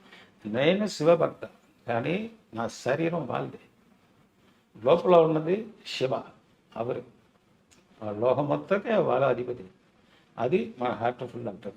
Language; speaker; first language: Telugu; non-native, local second language; Tamil